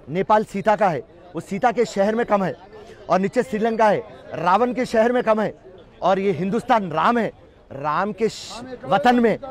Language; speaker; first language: Hindi; non-native, local second language; Urdu